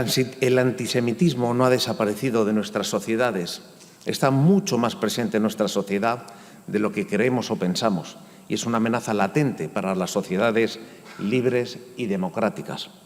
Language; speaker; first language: Spanish; native; Spanish